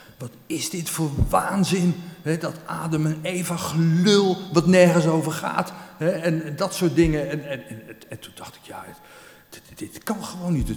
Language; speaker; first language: Dutch; native; Dutch